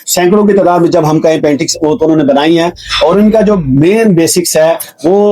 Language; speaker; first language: Urdu; native; Urdu